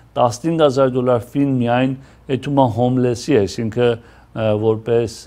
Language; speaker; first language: Armenian; early bilingual, heritage; Armenian